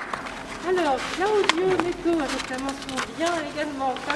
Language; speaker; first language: French; native; French